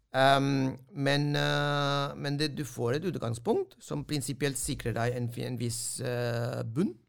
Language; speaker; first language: Norwegian; non-native, fluent; Spanish